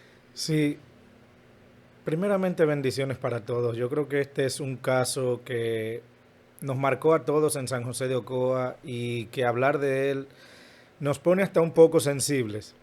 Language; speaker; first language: Spanish; native; Spanish